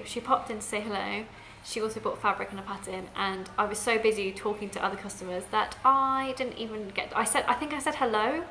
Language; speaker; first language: English; native; English